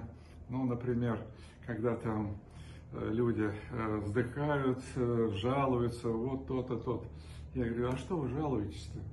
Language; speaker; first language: Russian; native; Russian